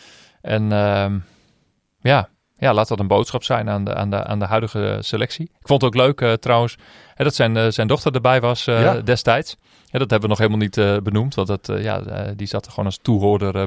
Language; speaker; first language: Dutch; native; Dutch